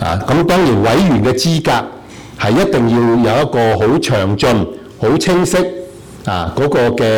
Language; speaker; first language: Chinese; non-native, local second language; Cantonese